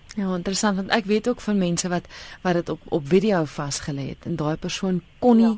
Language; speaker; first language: Afrikaans; native; Afrikaans